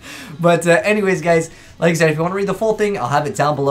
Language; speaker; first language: English; native; English